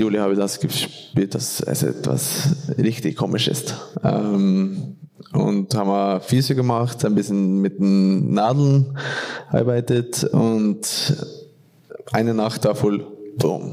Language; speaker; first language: German; non-native, fluent; Norwegian